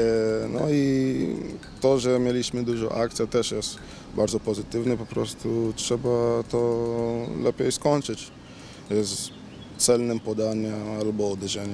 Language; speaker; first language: Polish; early bilingual, other home language; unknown